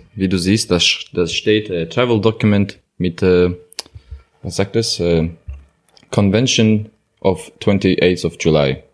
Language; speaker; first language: German; non-native, learner; Azerbaijani